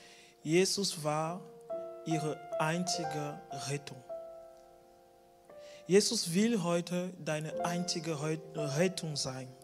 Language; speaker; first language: German; non-native, fluent; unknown